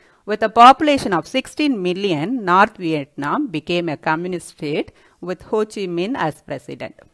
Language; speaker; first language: English; non-native, local second language; Tamil